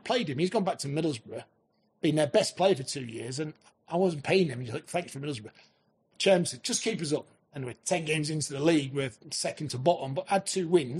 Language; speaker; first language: English; native; English